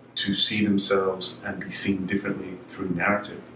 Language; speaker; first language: English; native; English